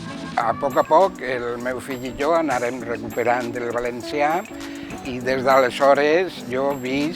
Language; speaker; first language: Catalan; non-native, local second language; Spanish